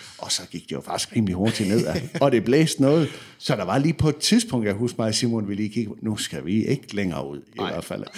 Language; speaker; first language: Danish; native; Danish